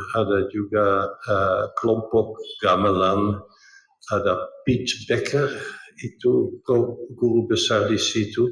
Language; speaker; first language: Indonesian; non-native, fluent; Dutch